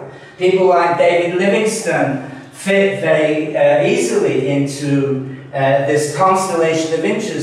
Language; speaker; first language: English; native; English